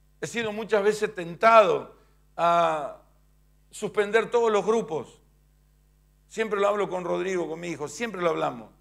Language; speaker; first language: Spanish; native; Spanish